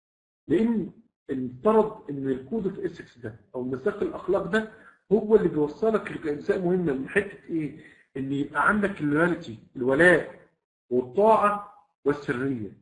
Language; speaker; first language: Arabic; native; Arabic